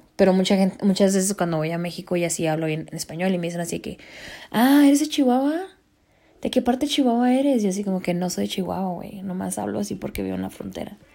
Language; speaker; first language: Spanish; early bilingual, heritage; Spanish